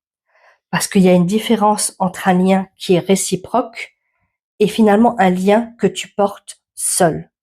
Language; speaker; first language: French; native; French